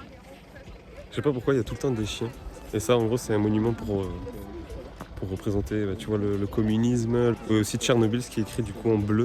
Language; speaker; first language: French; native; French